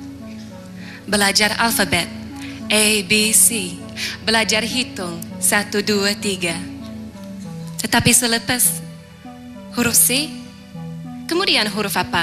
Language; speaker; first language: Malay; non-native, fluent; English